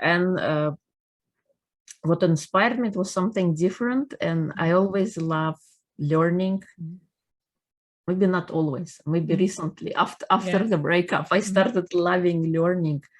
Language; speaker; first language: English; non-native, fluent; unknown